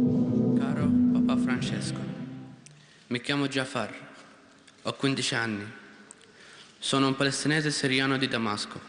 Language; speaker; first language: Italian; non-native, learner; Arabic